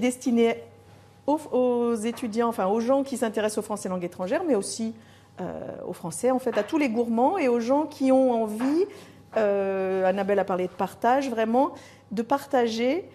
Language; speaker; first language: French; native; French